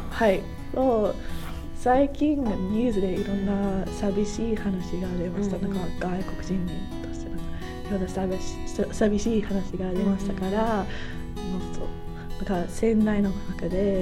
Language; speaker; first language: Japanese; non-native, learner; English